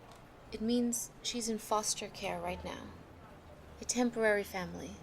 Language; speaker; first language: English; native; English